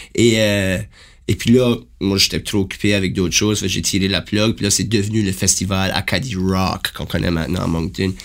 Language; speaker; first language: French; native; French